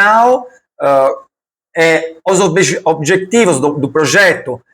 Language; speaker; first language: Portuguese; non-native, learner; Italian